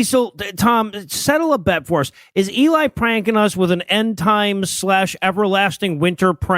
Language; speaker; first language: English; native; English